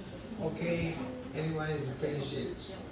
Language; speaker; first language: English; non-native, learner; Chinese